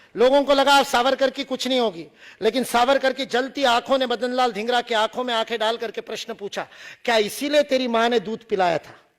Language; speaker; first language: Hindi; non-native, local second language; Marathi